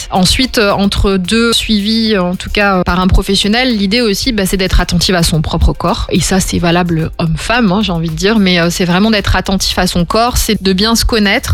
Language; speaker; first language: French; native; French